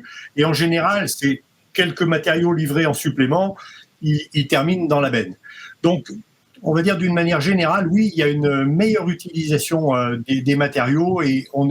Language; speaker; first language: French; native; French